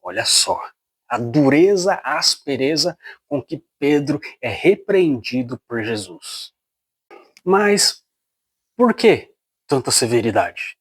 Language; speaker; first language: Portuguese; native; Portuguese